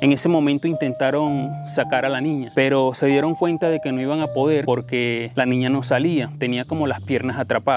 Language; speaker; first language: Spanish; native; Spanish